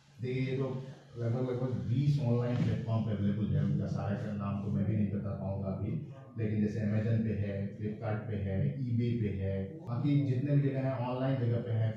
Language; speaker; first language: Hindi; native; Hindi